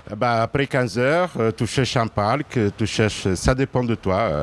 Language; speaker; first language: French; non-native, fluent; Portuguese